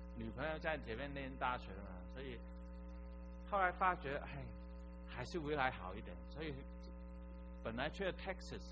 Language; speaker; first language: Chinese; non-native, local second language; Cantonese